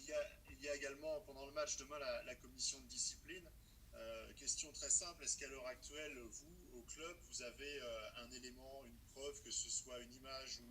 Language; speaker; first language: French; native; French